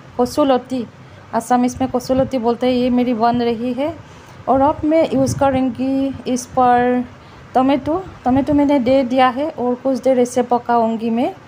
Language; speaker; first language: Hindi; non-native, local second language; Assamese